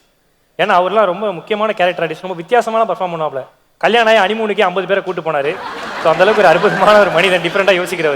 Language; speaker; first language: Tamil; native; Tamil